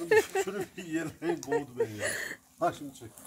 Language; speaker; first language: Turkish; native; Turkish